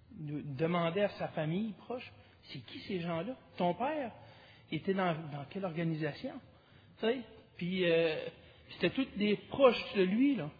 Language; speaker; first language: French; native; French